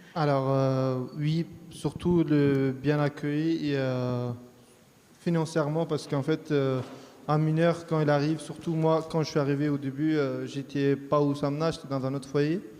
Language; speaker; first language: French; early bilingual, other home language; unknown